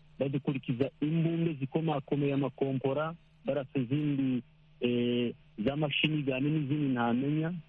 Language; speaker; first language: Kinyarwanda; native; Kinyarwanda